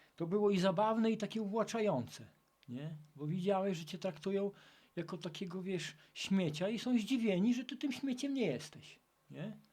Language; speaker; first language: Polish; native; Polish